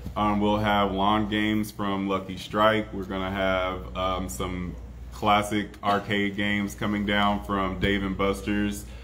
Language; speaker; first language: English; native; English